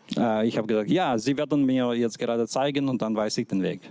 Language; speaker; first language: German; non-native, fluent; Russian